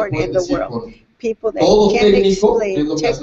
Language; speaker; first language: Spanish; native; Spanish